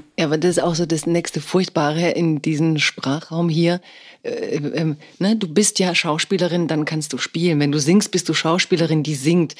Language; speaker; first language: German; early bilingual, other home language; Croatian